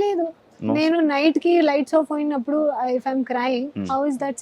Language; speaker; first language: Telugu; non-native, learner; Hindi